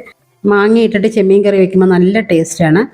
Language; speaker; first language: Malayalam; native; Malayalam